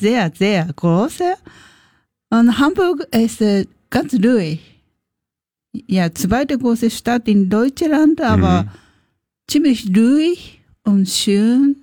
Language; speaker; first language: German; non-native, learner; Japanese